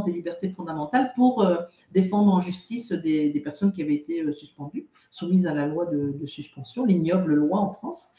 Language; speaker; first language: French; native; French